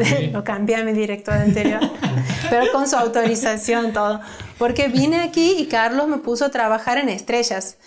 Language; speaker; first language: Spanish; native; Spanish